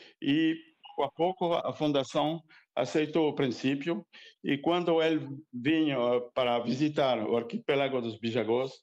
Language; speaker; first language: Portuguese; non-native, fluent; French